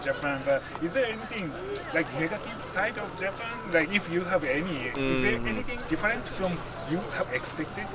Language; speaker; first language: English; non-native, fluent; Japanese